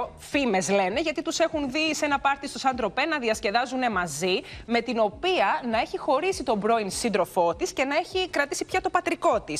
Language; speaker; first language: Greek; native; Greek